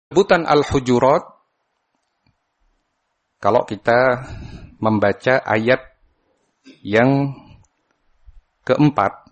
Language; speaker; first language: Indonesian; native; Indonesian